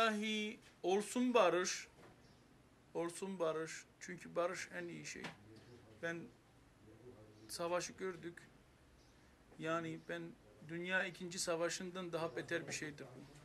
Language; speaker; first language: Turkish; non-native, fluent; Armenian